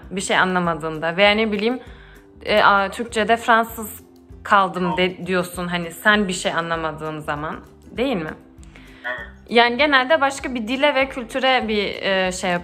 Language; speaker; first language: Turkish; early bilingual, heritage; Turkish